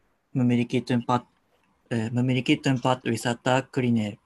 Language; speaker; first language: Indonesian; non-native, learner; Japanese